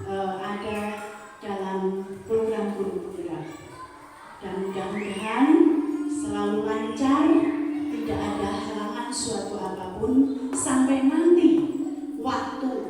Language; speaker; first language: Indonesian; non-native, local second language; Javanese